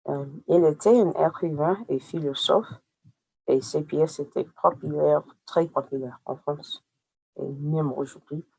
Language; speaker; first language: French; non-native, learner; English